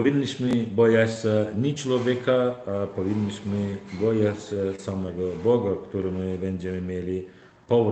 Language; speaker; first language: Polish; non-native, learner; Turkmen